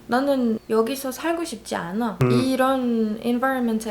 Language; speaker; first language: Korean; non-native, learner; Arabic